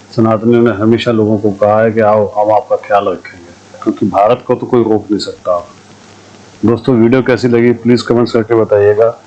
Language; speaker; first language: Hindi; native; Hindi